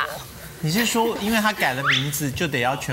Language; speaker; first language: Chinese; native; Chinese